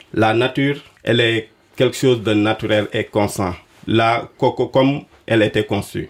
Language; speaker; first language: French; non-native, local second language; Wolof